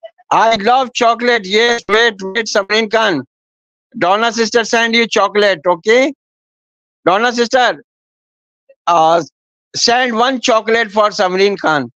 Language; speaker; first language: English; non-native, learner; Urdu